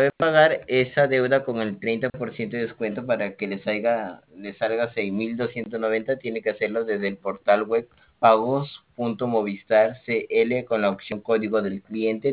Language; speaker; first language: Spanish; native; Spanish